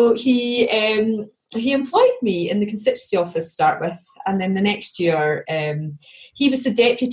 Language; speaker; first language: English; native; English